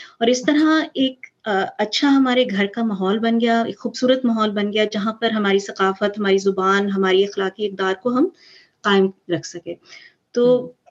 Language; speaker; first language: Urdu; early bilingual, heritage; Urdu